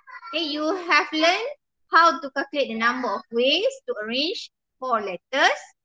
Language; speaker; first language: English; non-native, local second language; Malay